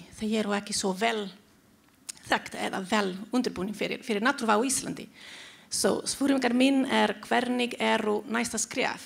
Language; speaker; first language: Icelandic; non-native, learner; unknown